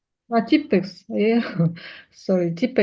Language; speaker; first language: English; non-native, learner; Russian